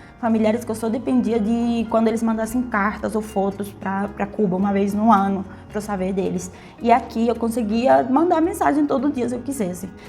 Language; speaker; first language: Portuguese; non-native, fluent; Spanish